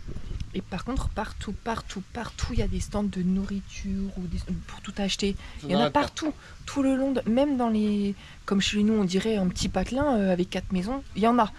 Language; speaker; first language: French; native; French